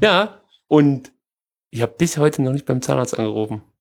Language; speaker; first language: German; native; German